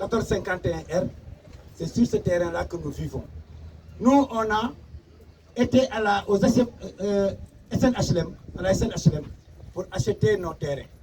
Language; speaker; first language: French; non-native, local second language; Wolof